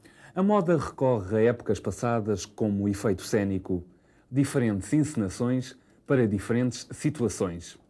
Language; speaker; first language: Portuguese; native; Portuguese